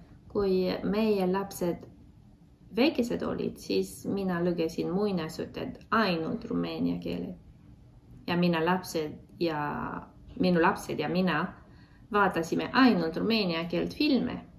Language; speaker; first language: Estonian; non-native, fluent; Romanian